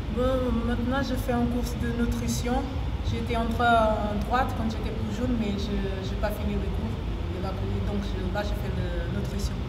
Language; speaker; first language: French; non-native, learner; Portuguese